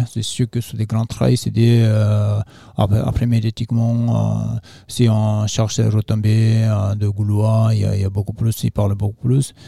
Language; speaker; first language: French; non-native, fluent; Nepali